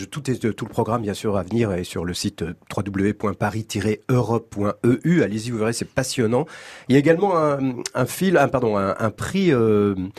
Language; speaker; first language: French; native; French